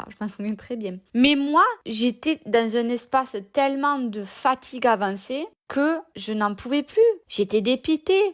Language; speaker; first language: French; native; French